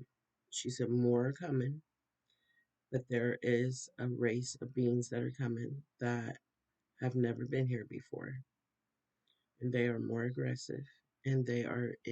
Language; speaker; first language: English; native; English